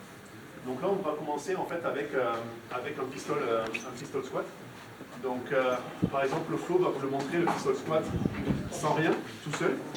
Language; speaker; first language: French; native; French